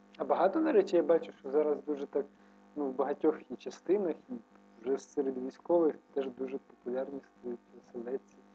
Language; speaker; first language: Ukrainian; native; Ukrainian